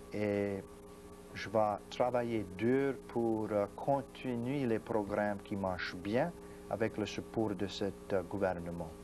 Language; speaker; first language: French; non-native, local second language; English